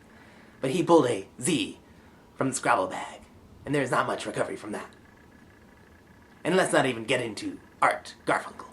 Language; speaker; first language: English; native; English